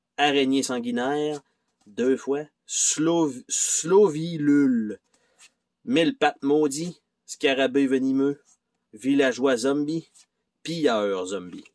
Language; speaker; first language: French; native; French